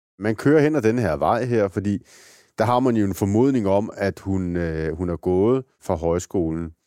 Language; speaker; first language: Danish; native; Danish